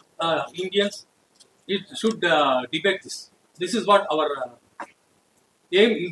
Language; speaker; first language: Hindi; non-native, learner; Tamil